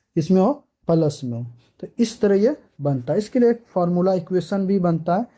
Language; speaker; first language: Hindi; native; Hindi